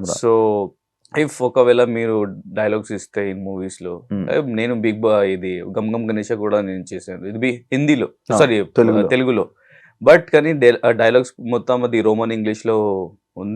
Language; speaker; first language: Telugu; non-native, learner; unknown